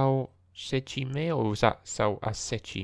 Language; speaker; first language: Portuguese; non-native, learner; English